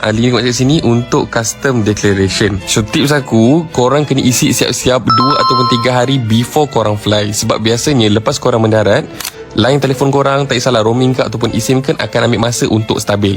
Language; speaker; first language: Malay; native; Malay